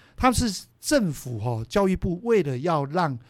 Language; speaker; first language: Chinese; native; Chinese